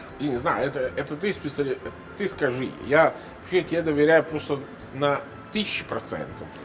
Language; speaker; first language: Russian; non-native, fluent; Italian